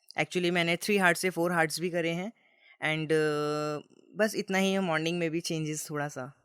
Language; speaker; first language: Hindi; native; Hindi